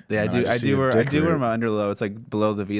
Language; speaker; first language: English; native; English